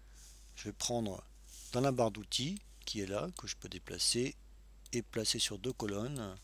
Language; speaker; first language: French; native; French